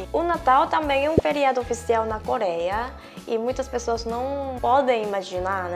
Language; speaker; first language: Portuguese; non-native, fluent; Korean